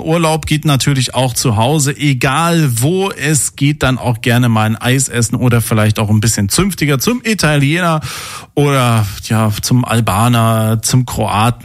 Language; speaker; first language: German; native; German